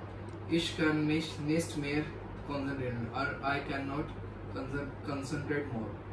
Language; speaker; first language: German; non-native, learner; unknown